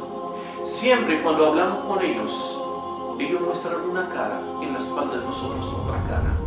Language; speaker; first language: Spanish; non-native, fluent; Arabic